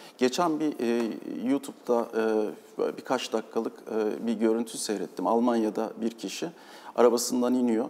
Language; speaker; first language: Turkish; native; Turkish